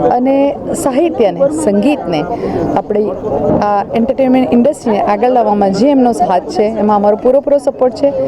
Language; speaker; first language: Gujarati; native; Gujarati